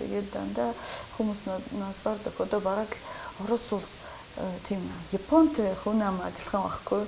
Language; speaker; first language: Mongolian; non-native, fluent; Russian